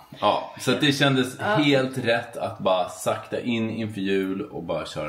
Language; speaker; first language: Swedish; native; Swedish